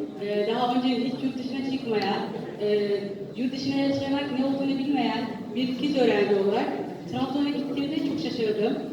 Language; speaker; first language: Turkish; non-native, fluent; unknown